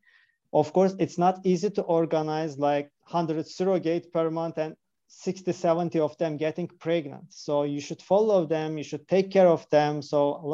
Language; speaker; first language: English; non-native, fluent; Turkish